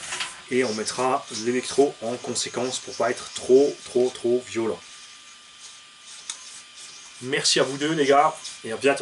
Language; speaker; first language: French; native; French